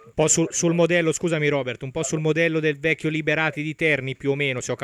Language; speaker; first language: Italian; native; Italian